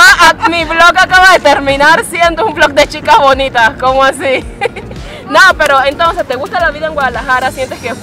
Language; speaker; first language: Spanish; native; Spanish